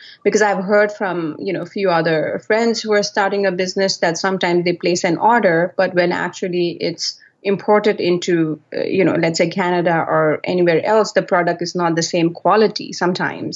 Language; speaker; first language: English; non-native, local second language; Nepali